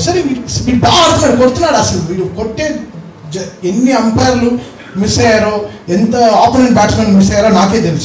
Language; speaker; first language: Telugu; native; Telugu